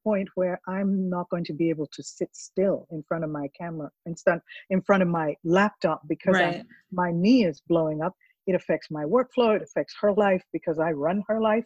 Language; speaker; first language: English; non-native, local second language; Ganda